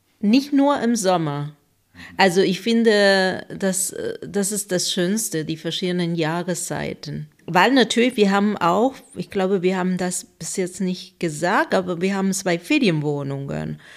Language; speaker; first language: German; non-native, fluent; Spanish